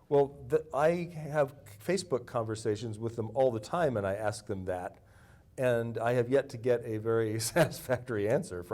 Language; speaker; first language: English; native; English